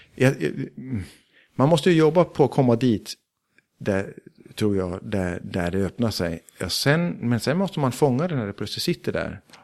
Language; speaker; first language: Swedish; early bilingual, heritage; Swedish